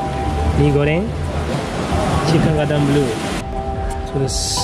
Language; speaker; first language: Japanese; non-native, fluent; Indonesian